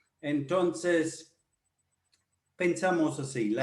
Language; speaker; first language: Spanish; non-native, fluent; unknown